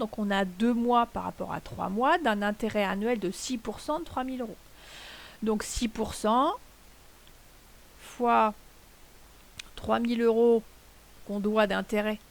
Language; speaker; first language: French; native; French